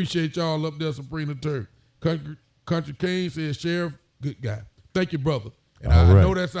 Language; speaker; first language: English; native; English